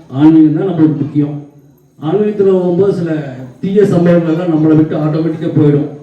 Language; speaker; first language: Tamil; native; Tamil